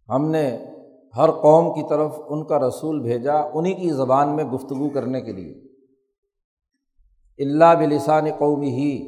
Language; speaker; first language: Urdu; non-native, local second language; Punjabi